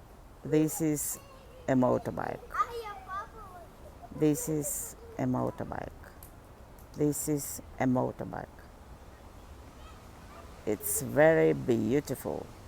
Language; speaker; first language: English; non-native, fluent; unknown